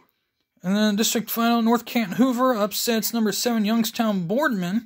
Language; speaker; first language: English; native; English